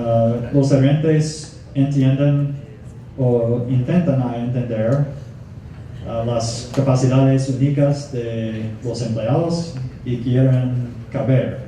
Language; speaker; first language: Spanish; non-native, fluent; English